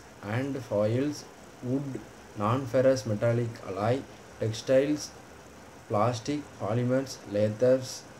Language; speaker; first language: English; non-native, local second language; Tamil